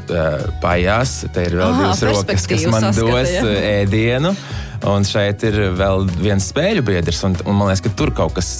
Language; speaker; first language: Latvian; native; Latvian